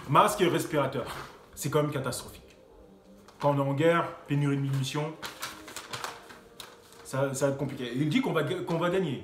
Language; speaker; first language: French; native; French